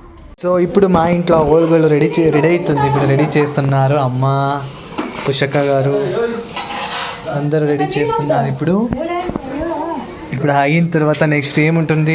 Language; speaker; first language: Telugu; non-native, local second language; Kannada